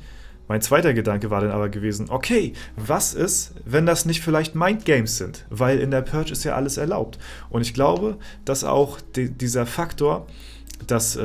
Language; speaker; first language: German; native; German